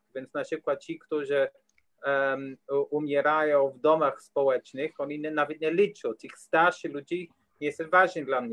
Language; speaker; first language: Polish; non-native, learner; English